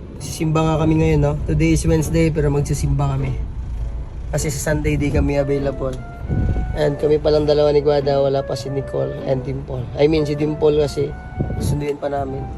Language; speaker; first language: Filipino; non-native, local second language; Bikol